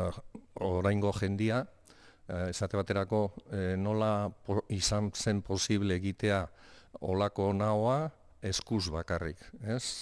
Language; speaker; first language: Basque; non-native, local second language; Spanish